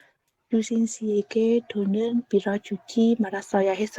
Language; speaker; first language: Korean; non-native, learner; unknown